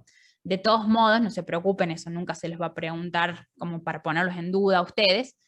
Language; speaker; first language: Spanish; native; Spanish